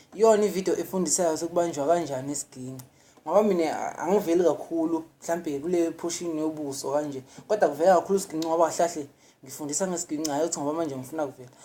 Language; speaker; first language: Zulu; non-native, local second language; Swati